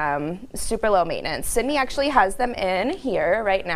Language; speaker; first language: English; native; English